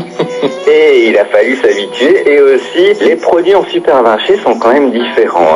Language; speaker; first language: French; native; French